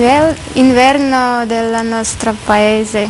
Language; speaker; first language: Italian; non-native, learner; Russian